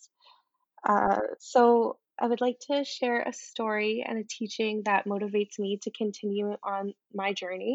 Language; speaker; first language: English; native; English